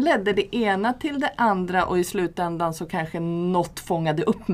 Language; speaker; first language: Swedish; native; Swedish